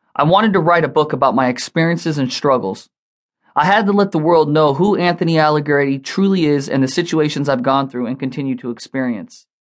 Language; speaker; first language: English; native; English